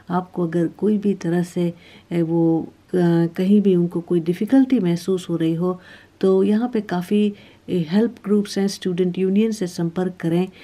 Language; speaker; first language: Hindi; native; Hindi